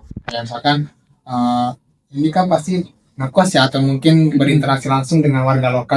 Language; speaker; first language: Indonesian; native; Indonesian